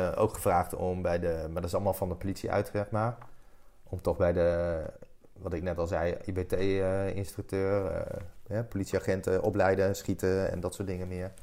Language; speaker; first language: Dutch; native; Dutch